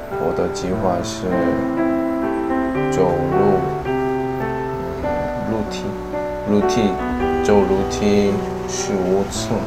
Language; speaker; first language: Chinese; non-native, learner; Korean